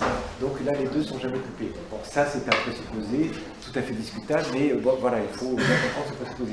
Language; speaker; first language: French; native; French